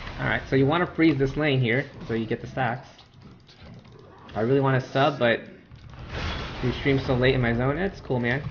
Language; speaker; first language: English; native; English